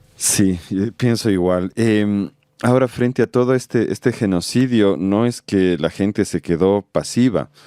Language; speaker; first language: Spanish; native; Spanish